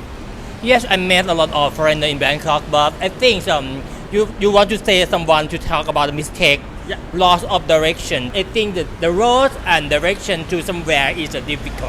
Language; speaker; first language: English; non-native, learner; Thai